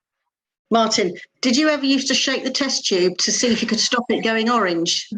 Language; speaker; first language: English; native; English